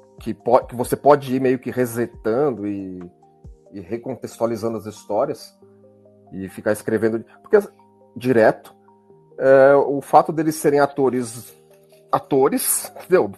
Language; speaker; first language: Portuguese; native; Portuguese